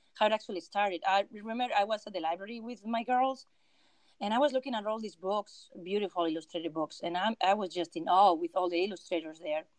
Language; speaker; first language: English; non-native, fluent; Spanish